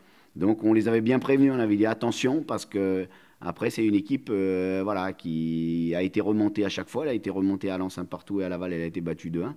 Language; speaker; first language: French; native; French